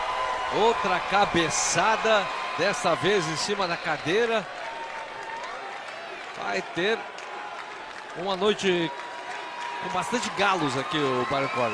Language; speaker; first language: Portuguese; native; Portuguese